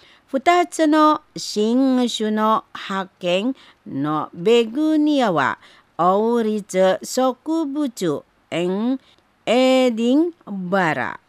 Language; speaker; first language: Japanese; non-native, fluent; Indonesian